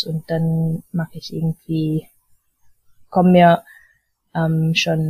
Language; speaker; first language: German; early bilingual, heritage; German